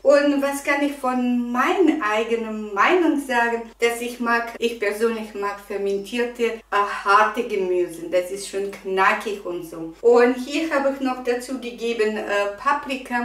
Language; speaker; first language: German; non-native, fluent; Russian